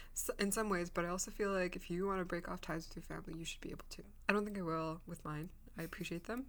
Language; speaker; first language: English; native; English